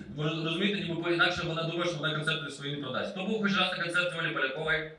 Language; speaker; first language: Ukrainian; non-native, local second language; Russian